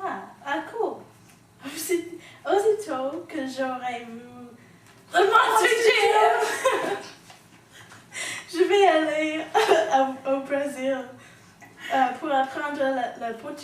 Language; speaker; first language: French; non-native, learner; English